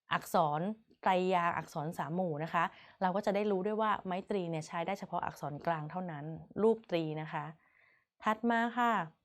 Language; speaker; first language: Thai; native; Thai